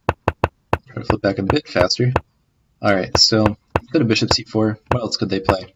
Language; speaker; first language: English; native; English